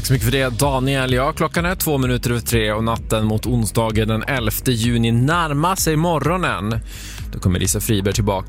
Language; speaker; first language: Swedish; native; Swedish